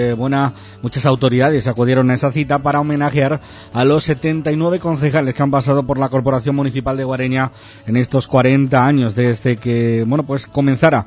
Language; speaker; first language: Spanish; native; Spanish